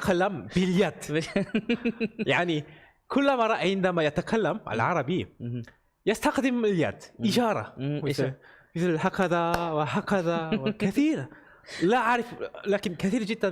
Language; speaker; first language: Arabic; non-native, learner; Korean